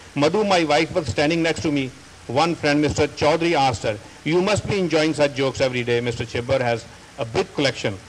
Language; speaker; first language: English; non-native, local second language; Punjabi